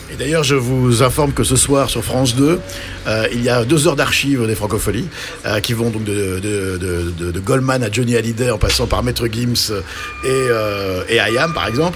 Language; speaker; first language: French; native; French